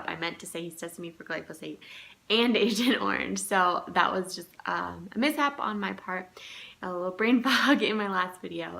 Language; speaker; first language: English; native; English